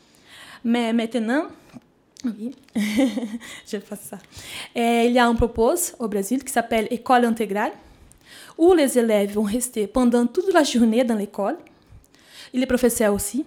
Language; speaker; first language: French; non-native, fluent; Portuguese